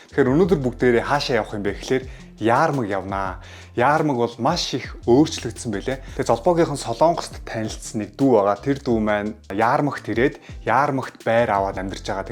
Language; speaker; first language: Mongolian; native; Mongolian